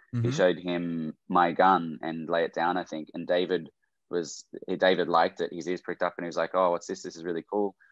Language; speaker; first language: English; native; English